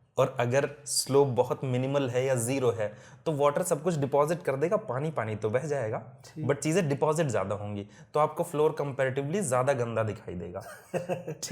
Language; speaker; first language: Hindi; native; Hindi